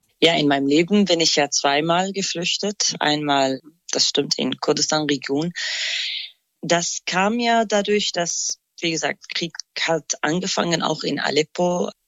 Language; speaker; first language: German; non-native, fluent; Kurdish